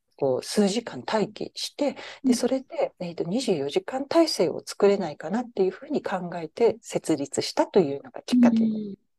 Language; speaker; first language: Japanese; native; Japanese